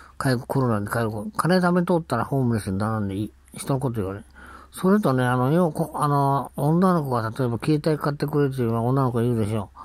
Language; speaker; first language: Japanese; native; Japanese